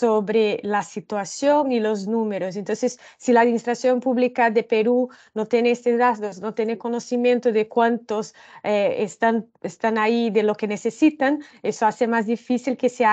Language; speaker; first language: Spanish; non-native, fluent; Portuguese